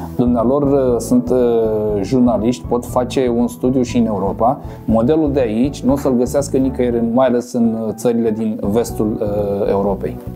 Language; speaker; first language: Romanian; non-native, local second language; Crimean Tatar